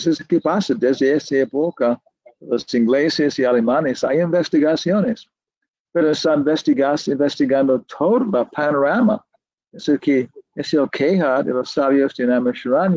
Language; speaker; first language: Spanish; non-native, learner; English